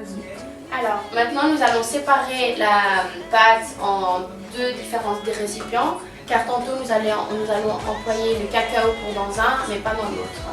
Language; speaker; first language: French; non-native, learner; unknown